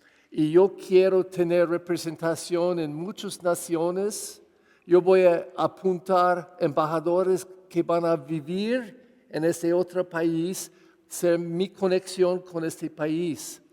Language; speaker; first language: Spanish; non-native, fluent; English